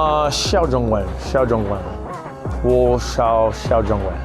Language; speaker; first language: Chinese; non-native, learner; English